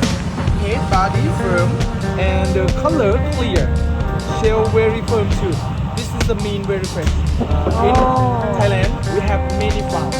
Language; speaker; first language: English; non-native, learner; Thai